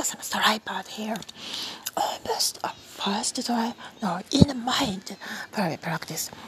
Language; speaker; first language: English; non-native, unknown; Japanese